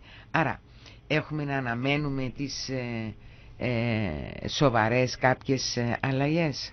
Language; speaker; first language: Greek; native; Greek